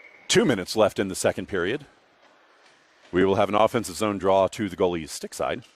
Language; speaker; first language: English; native; English